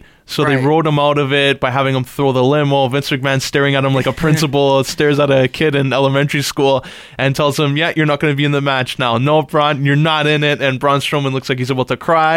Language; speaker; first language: English; native; English